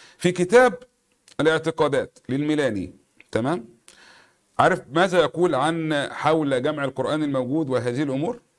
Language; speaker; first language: Arabic; native; Arabic